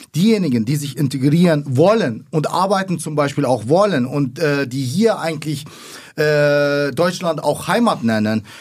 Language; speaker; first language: German; early bilingual, other home language; Arabic